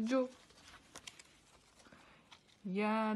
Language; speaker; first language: Arabic; non-native, learner; English